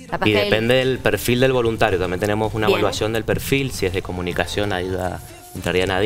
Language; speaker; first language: Spanish; native; Spanish